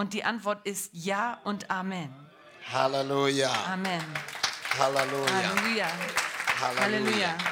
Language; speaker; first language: German; non-native, learner; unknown